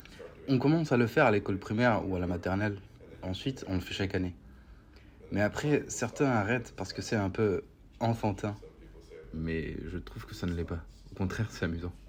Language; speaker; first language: French; non-native, fluent; Norwegian